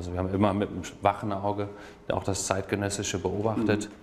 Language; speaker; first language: German; native; German